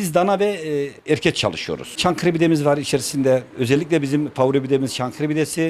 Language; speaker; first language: Turkish; native; Turkish